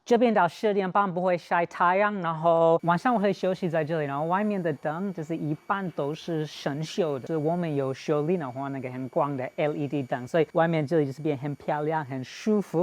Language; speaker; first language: Chinese; non-native, fluent; English